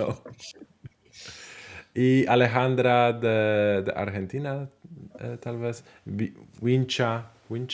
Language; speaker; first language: Spanish; non-native, fluent; Polish